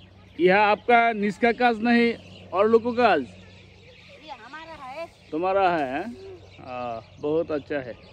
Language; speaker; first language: Hindi; non-native, learner; Bangla